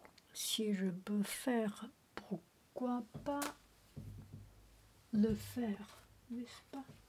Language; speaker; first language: French; non-native, learner; Chinese